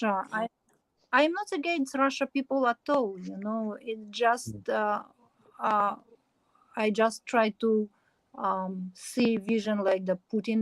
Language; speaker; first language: English; non-native, learner; Ukrainian